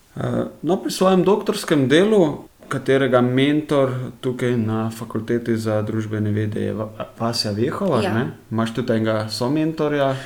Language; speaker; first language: Slovenian; native; Slovenian